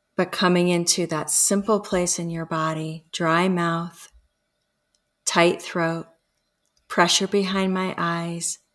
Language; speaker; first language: English; early bilingual, other home language; Spanish